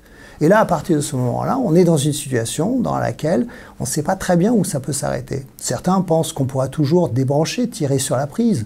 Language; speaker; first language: French; native; French